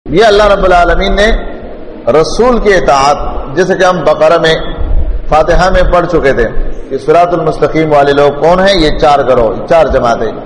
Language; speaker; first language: Urdu; non-native, local second language; Pashto